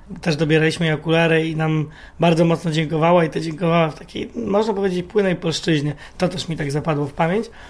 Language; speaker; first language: Polish; native; Polish